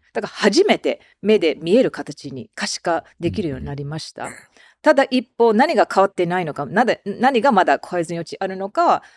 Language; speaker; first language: Japanese; non-native, fluent; English